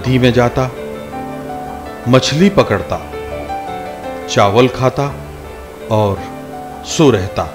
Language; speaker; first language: Hindi; native; Hindi